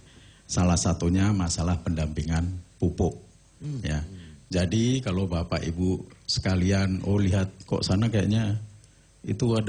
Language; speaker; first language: Indonesian; non-native, local second language; Javanese